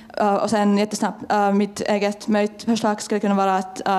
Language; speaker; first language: Swedish; non-native, fluent; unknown